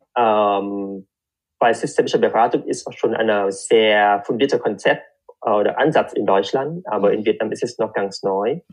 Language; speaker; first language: German; non-native, fluent; Vietnamese